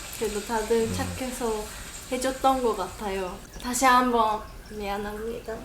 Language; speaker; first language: Korean; non-native, fluent; Japanese